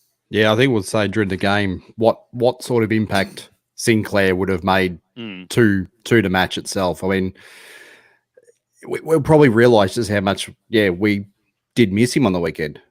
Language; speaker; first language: English; native; English